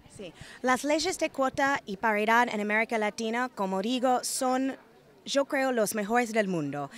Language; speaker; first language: Spanish; non-native, fluent; English